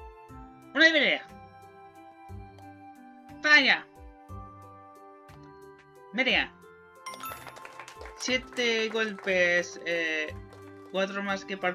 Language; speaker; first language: Spanish; non-native, learner; English